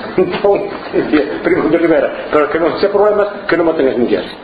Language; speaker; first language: Spanish; non-native, local second language; Galician